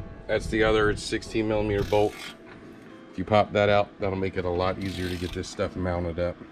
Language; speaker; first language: English; native; English